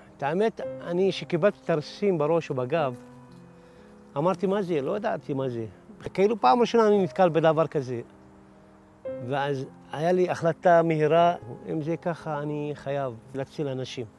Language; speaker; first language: Hebrew; non-native, local second language; Arabic